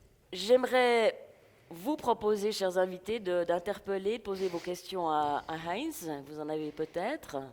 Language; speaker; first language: French; native; French